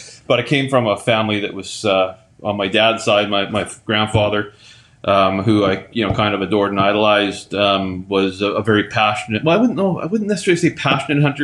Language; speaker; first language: English; native; English